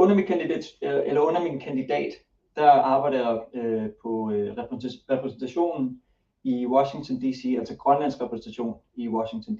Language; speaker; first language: Danish; early bilingual, other home language; Kalaallisut